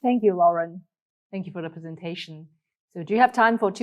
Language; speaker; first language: English; native; English